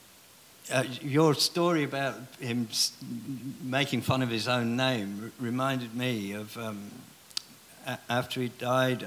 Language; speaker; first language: English; native; English